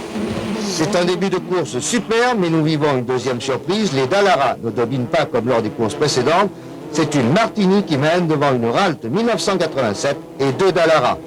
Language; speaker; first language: French; native; French